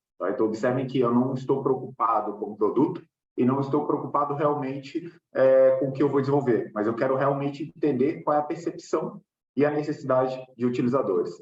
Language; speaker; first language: Portuguese; native; Portuguese